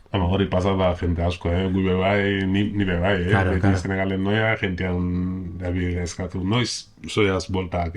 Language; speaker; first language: Basque; non-native, learner; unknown